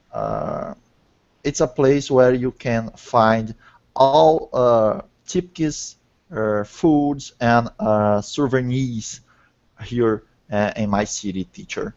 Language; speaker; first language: English; non-native, learner; Portuguese